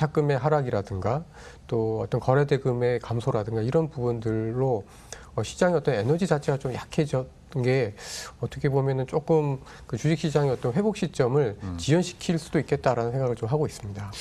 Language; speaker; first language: Korean; native; Korean